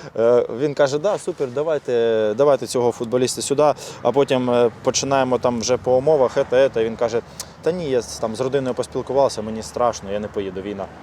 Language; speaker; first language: Ukrainian; non-native, local second language; Russian